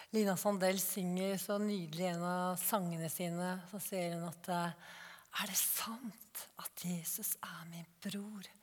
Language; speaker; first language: Norwegian; native; Norwegian